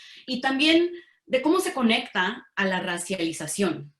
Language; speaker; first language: Spanish; early bilingual, heritage; Spanish